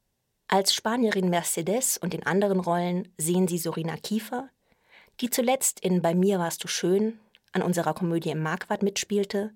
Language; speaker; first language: German; native; German